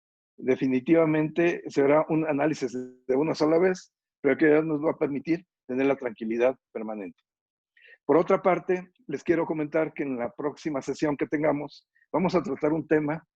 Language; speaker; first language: Spanish; native; Spanish